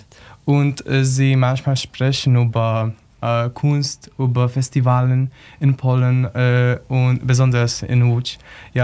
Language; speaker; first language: German; non-native, learner; Polish